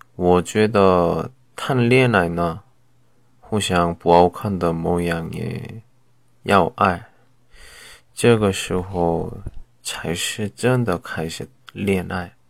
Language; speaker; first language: Chinese; non-native, fluent; Korean